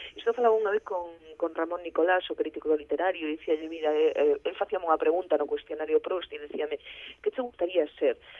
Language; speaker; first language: Galician; early bilingual, heritage; Galician